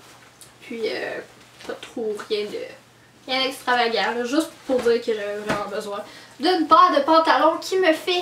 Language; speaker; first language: French; native; French